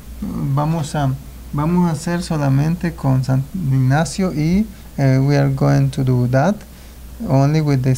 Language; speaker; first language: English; non-native, learner; Spanish